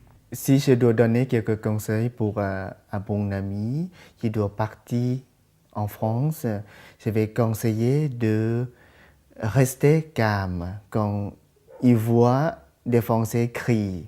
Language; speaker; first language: French; non-native, fluent; Thai